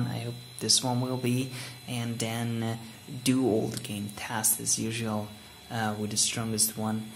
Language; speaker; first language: English; non-native, fluent; Hungarian